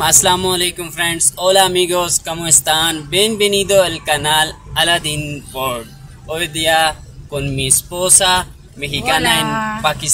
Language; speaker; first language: Spanish; non-native, learner; Hindi